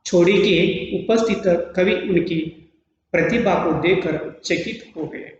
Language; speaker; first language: Hindi; non-native, local second language; Kannada